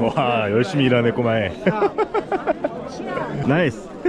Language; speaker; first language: Korean; native; Korean